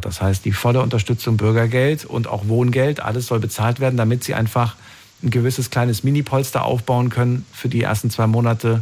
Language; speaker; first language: German; native; German